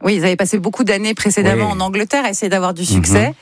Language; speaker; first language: French; native; French